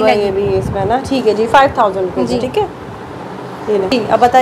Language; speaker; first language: Urdu; native; Urdu